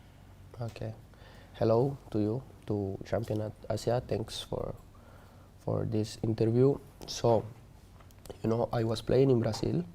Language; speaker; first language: English; non-native, learner; Spanish